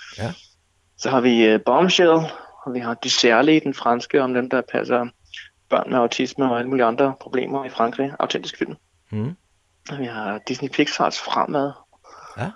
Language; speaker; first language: Danish; native; Danish